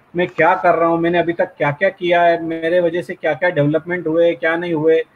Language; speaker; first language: Hindi; native; Hindi